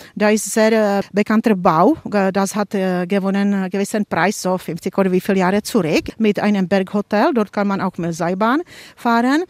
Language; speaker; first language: German; non-native, fluent; Czech